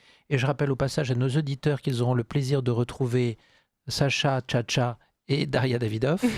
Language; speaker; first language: French; native; French